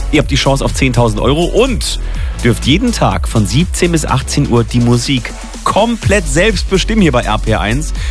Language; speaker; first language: German; native; German